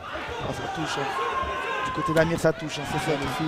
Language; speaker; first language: French; native; French